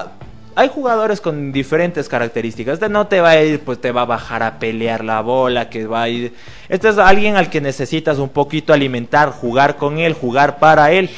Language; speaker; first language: Spanish; native; Spanish